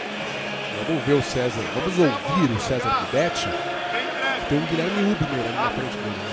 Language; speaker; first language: Portuguese; native; Portuguese